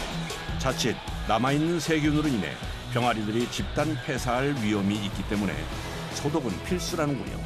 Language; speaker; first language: Korean; native; Korean